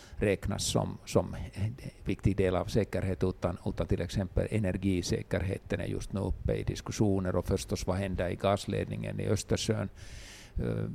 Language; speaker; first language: Swedish; non-native, local second language; Finnish